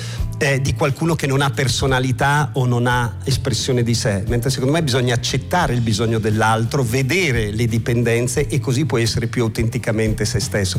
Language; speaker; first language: Italian; native; Italian